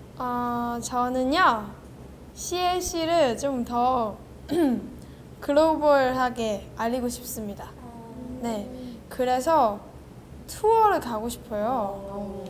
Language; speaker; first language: Korean; non-native, learner; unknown